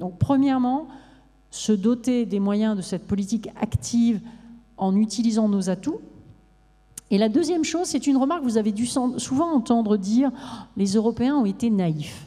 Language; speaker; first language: French; native; French